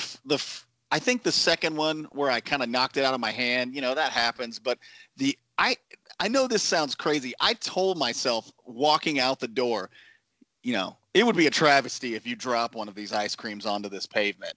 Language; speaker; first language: English; native; English